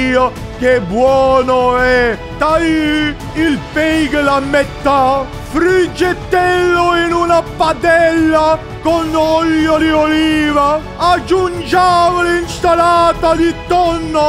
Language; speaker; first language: Italian; non-native, learner; English